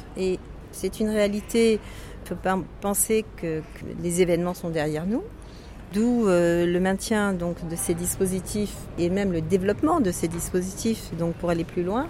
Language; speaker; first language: French; native; French